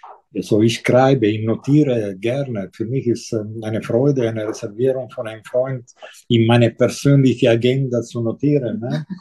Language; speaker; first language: German; non-native, local second language; Italian